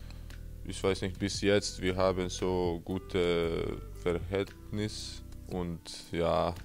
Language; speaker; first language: German; non-native, fluent; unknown